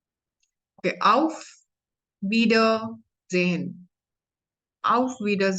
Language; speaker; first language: German; non-native, learner; Hindi